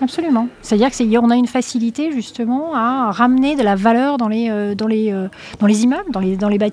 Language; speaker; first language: French; native; French